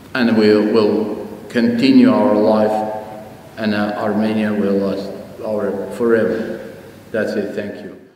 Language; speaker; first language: English; non-native, fluent; Armenian